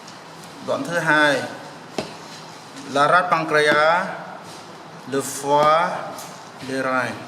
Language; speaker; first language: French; non-native, learner; Vietnamese